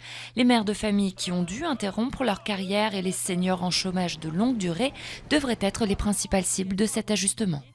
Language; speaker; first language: French; native; French